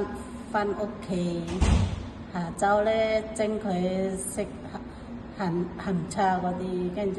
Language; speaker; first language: Cantonese; non-native, fluent; Indonesian